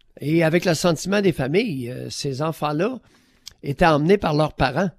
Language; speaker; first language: French; native; French